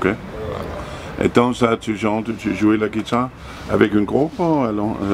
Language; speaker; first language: French; non-native, learner; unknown